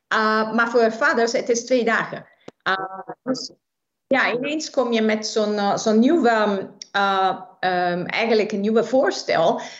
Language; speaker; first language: Dutch; non-native, fluent; Italian